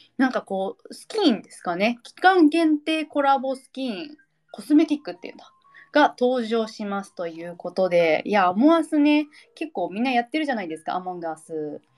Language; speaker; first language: Japanese; native; Japanese